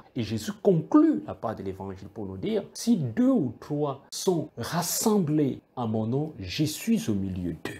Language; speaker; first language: French; non-native, local second language; Kituba (Democratic Republic of Congo)